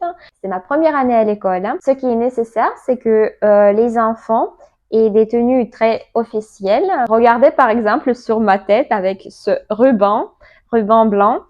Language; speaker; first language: French; non-native, learner; Russian